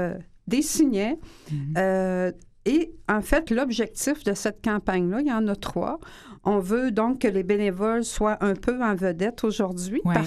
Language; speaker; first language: French; native; French